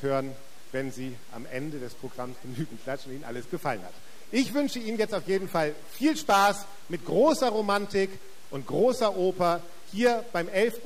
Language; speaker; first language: German; native; German